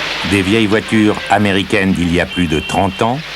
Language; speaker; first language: French; native; French